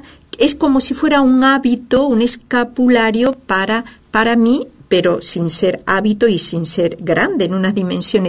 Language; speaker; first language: Spanish; native; Spanish